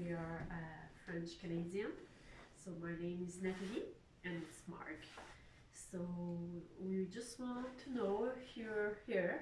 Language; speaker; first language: English; non-native, learner; French